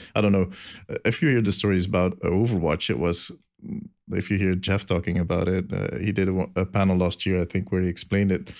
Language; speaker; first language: English; non-native, fluent; Dutch